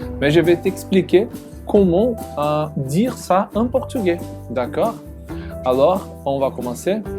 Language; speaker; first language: French; non-native, learner; Portuguese